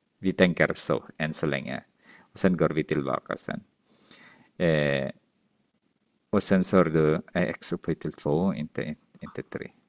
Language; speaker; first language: Swedish; non-native, fluent; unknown